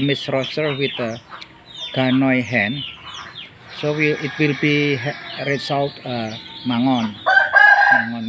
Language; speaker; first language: English; non-native, learner; Indonesian